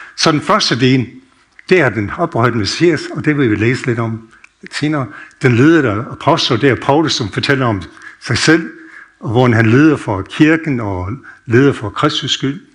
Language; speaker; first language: Danish; non-native, fluent; English